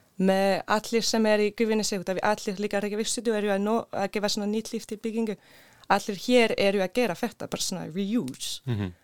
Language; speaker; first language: Icelandic; non-native, learner; Swedish